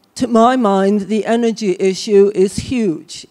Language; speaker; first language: English; native; English